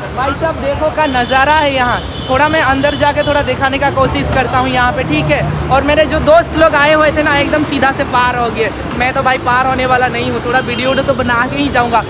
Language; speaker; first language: Hindi; non-native, local second language; Sadri